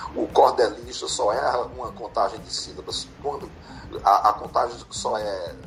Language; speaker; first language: Portuguese; native; Portuguese